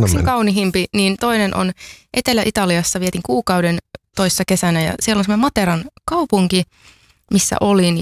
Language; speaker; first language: Finnish; native; Finnish